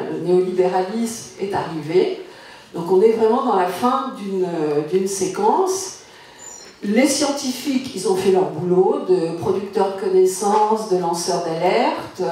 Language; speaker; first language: French; native; French